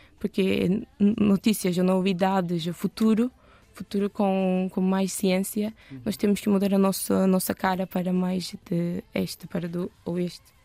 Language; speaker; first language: Portuguese; non-native, learner; Turkish